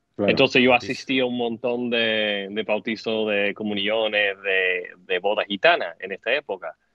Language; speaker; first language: Spanish; non-native, fluent; English